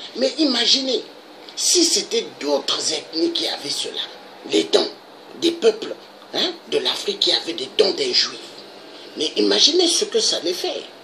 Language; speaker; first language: French; non-native, local second language; Lingala